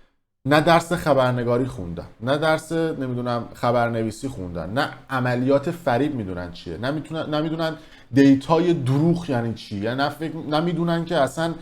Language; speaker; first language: Persian; native; Persian